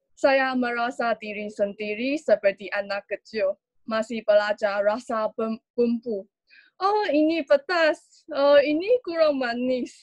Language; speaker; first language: Indonesian; non-native, learner; Chinese